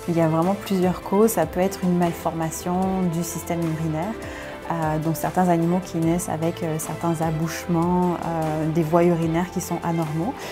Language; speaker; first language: French; native; French